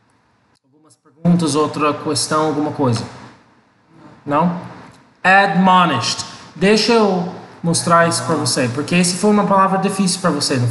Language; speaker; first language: Portuguese; non-native, learner; English